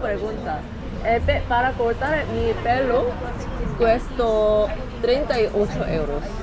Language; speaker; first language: Spanish; non-native, learner; Korean